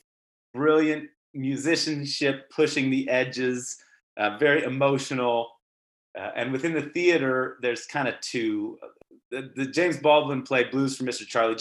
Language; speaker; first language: English; native; English